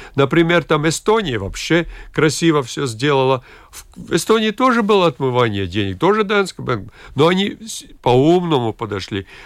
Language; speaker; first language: Russian; non-native, local second language; Latvian